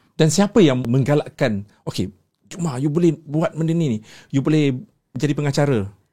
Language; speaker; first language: Malay; native; Malay